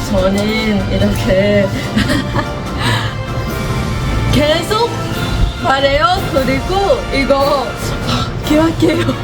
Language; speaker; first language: Korean; non-native, learner; Vietnamese